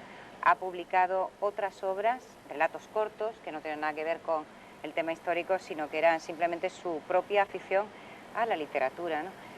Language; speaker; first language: Spanish; native; Spanish